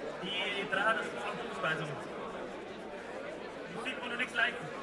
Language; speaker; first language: German; native; German